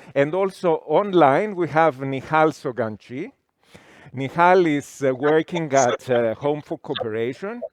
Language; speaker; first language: English; non-native, fluent; Greek